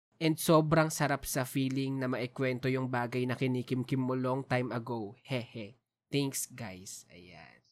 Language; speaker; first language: Filipino; native; Filipino